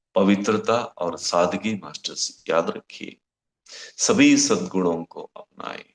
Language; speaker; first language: Hindi; non-native, local second language; Kannada